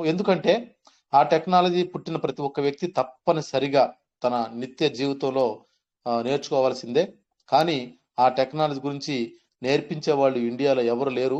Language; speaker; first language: Telugu; native; Telugu